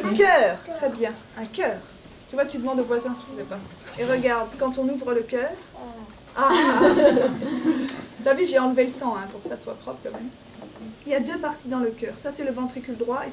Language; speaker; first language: French; native; French